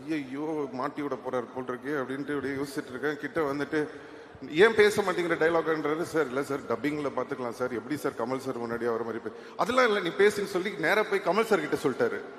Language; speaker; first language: Tamil; native; Tamil